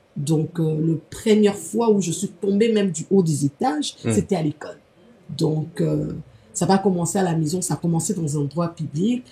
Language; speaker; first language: French; non-native, local second language; Lingala